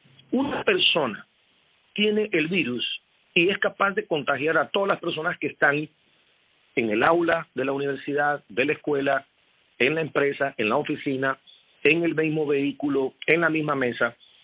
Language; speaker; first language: Spanish; native; Spanish